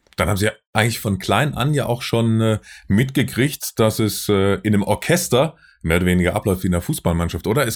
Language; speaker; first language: German; native; German